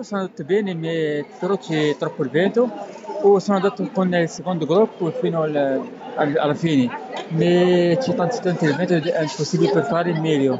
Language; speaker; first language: Italian; non-native, learner; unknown